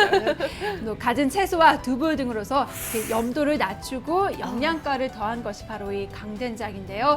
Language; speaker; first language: Korean; native; Korean